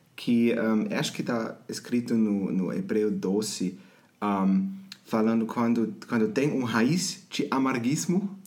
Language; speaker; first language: Portuguese; non-native, fluent; German